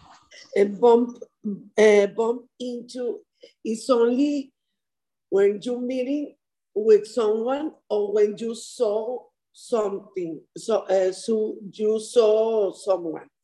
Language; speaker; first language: English; non-native, learner; Spanish